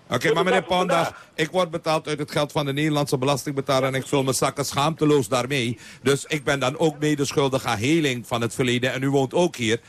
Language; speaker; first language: Dutch; non-native, local second language; Caribbean Hindustani